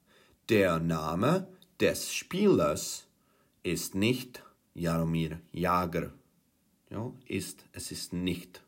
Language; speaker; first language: German; non-native, fluent; Czech